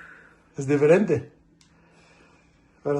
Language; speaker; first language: Spanish; non-native, learner; English